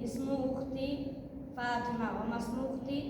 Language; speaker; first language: Arabic; non-native, learner; Bangla